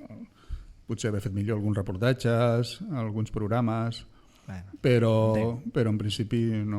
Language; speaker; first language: Catalan; native; Catalan